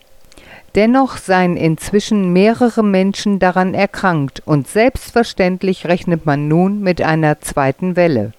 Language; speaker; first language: German; native; German